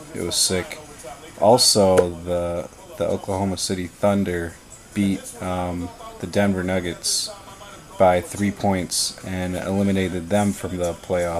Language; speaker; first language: English; native; English